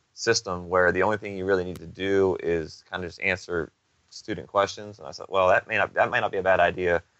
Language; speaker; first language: English; native; English